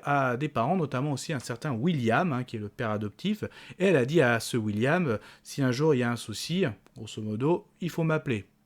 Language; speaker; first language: French; native; French